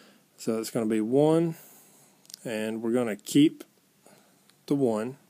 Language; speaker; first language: English; native; English